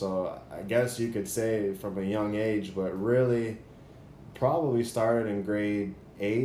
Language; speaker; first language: English; native; English